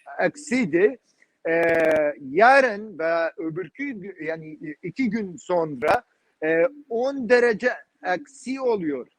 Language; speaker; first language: Turkish; non-native, learner; Kurdish